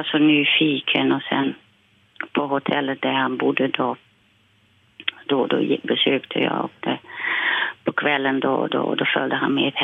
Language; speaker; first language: Swedish; non-native, fluent; Dutch